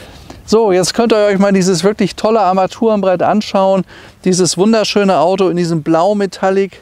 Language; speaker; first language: German; native; German